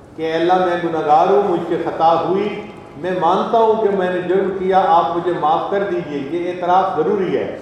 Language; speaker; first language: Urdu; non-native, local second language; Punjabi